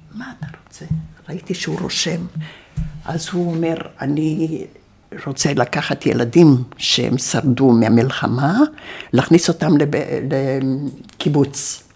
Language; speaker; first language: Hebrew; early bilingual, other home language; Yiddish